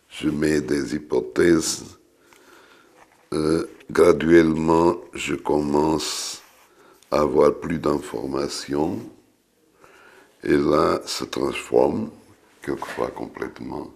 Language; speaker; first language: French; non-native, fluent; Portuguese